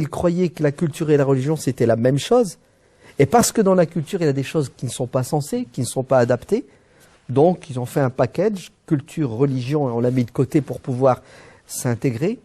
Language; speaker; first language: French; early bilingual, other home language; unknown